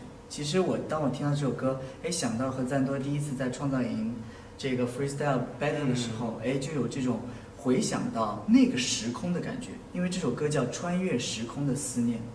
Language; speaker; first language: Chinese; native; Chinese